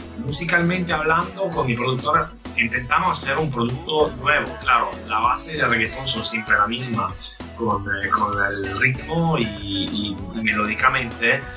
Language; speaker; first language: Spanish; non-native, fluent; Italian